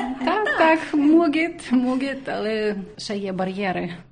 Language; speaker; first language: Polish; non-native, learner; Ukrainian